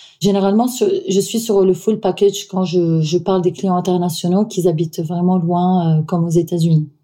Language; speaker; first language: French; non-native, fluent; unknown